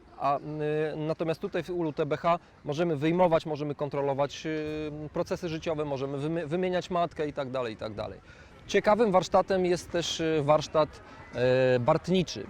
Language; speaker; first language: Polish; native; Polish